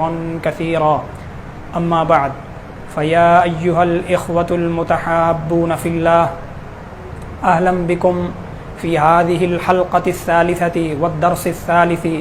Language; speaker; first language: Arabic; non-native, fluent; Urdu